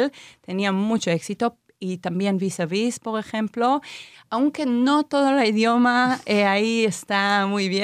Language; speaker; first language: Spanish; non-native, fluent; Hebrew